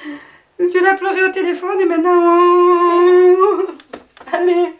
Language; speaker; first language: French; native; French